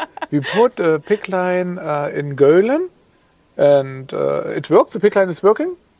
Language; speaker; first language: English; non-native, learner; German